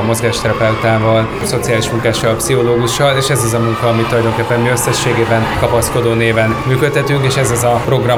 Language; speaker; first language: Hungarian; native; Hungarian